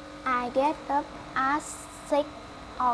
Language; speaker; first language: English; non-native, learner; Vietnamese